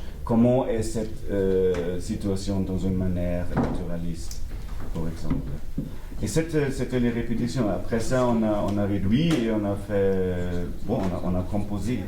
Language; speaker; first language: French; non-native, learner; German